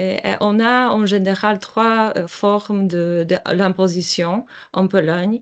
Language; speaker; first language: French; non-native, learner; Polish